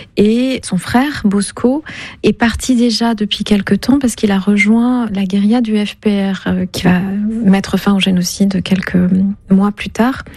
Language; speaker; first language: French; non-native, local second language; Kinyarwanda